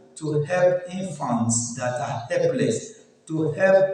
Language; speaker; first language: English; non-native, local second language; Yoruba